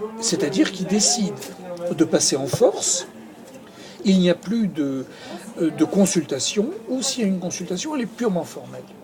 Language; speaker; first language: French; native; French